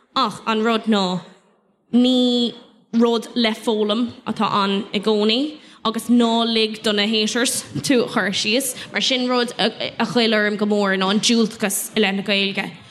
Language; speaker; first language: Irish; non-native, local second language; English